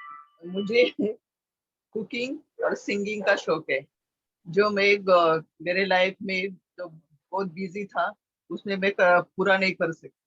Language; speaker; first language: Hindi; non-native, local second language; Marathi